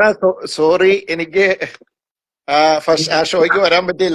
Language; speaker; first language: Malayalam; native; Malayalam